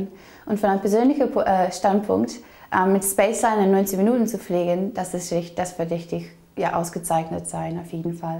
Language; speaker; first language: German; non-native, fluent; English